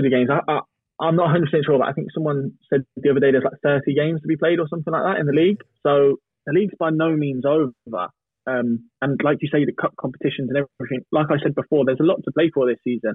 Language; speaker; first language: English; native; English